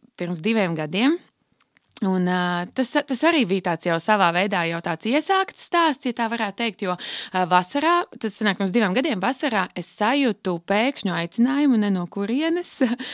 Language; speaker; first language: Latvian; native; Latvian